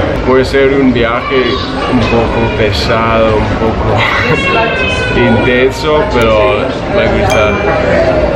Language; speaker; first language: Spanish; non-native, fluent; English